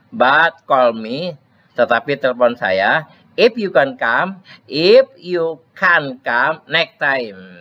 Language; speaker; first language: English; non-native, fluent; Indonesian